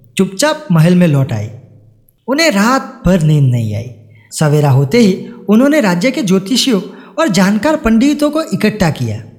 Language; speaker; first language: Hindi; non-native, local second language; Gujarati